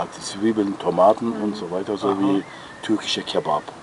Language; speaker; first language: German; non-native, local second language; Turkish